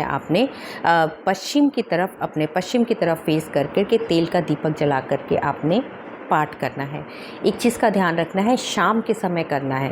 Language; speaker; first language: Hindi; native; Hindi